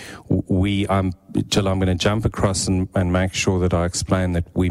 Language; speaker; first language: English; native; English